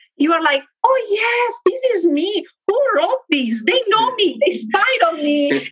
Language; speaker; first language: English; non-native, fluent; Italian